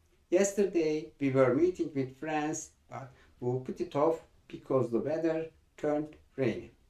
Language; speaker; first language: English; non-native, fluent; Turkish